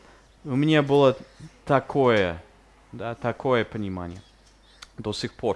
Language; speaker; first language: Russian; non-native, fluent; English